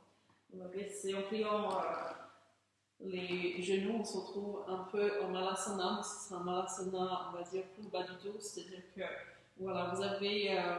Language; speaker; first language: French; native; French